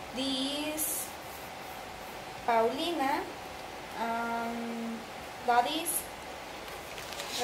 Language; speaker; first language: English; non-native, learner; Spanish